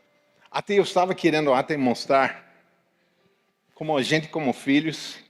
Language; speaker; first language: Portuguese; non-native, fluent; English